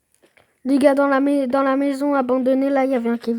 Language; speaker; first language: French; native; French